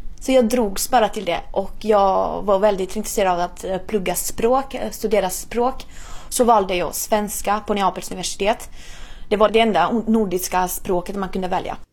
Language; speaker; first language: Swedish; non-native, fluent; Italian